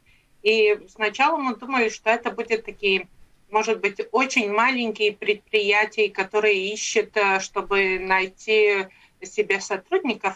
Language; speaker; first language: Russian; non-native, local second language; Latvian